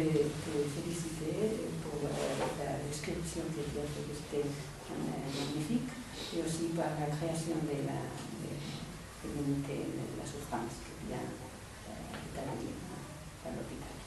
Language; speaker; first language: French; non-native, fluent; Spanish